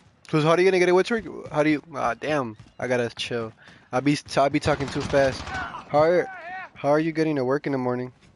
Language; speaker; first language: English; early bilingual, other home language; Spanish